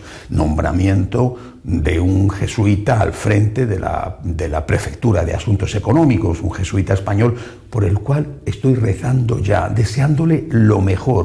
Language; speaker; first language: Spanish; native; Spanish